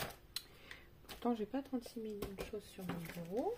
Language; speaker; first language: French; native; French